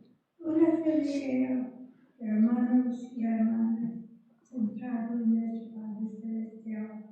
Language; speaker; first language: Spanish; non-native, fluent; English